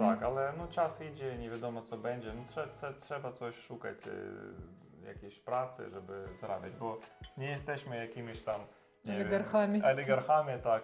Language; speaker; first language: Polish; non-native, learner; Russian